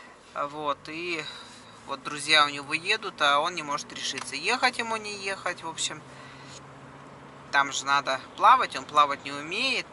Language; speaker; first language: Russian; native; Russian